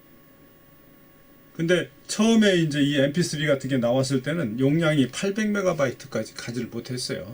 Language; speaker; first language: Korean; native; Korean